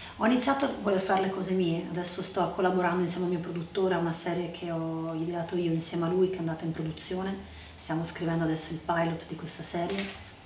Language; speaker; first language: Italian; native; Italian